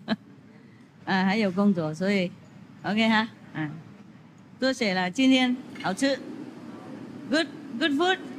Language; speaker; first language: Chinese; non-native, fluent; Vietnamese